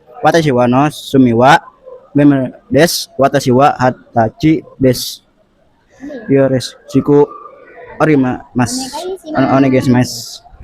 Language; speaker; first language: Japanese; non-native, learner; Indonesian